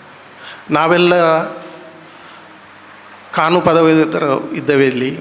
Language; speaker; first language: Kannada; native; Kannada